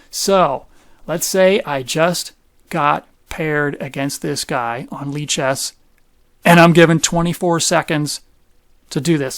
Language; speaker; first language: English; native; English